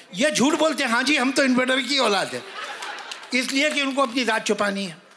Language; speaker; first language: Hindi; native; Hindi